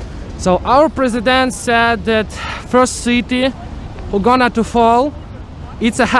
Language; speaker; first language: English; non-native, fluent; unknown